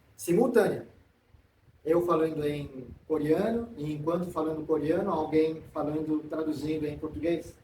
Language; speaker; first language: Portuguese; non-native, fluent; Korean